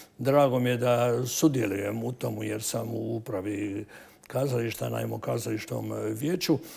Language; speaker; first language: Croatian; native; Croatian